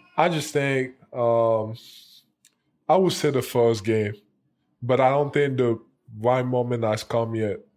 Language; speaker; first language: English; non-native, local second language; French